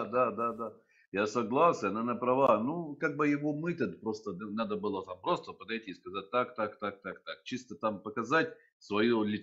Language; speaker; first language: Russian; non-native, fluent; Arabic